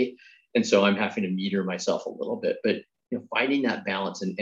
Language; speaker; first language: English; native; English